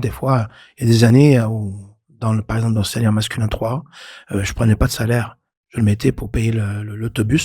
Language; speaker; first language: French; non-native, local second language; Arabic